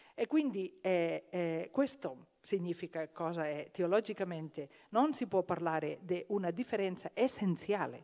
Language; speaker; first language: Italian; non-native, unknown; Catalan